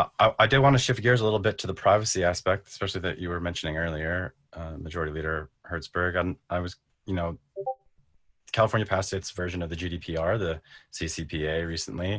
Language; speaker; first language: English; native; English